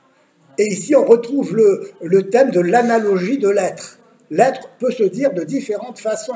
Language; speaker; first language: French; native; French